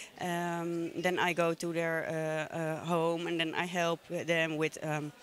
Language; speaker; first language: English; non-native, learner; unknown